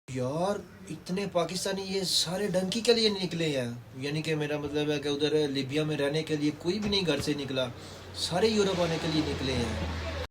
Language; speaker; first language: Urdu; non-native, local second language; Punjabi